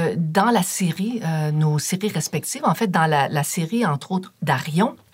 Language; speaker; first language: French; native; French